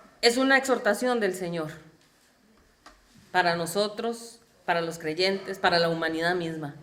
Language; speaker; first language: Spanish; native; Spanish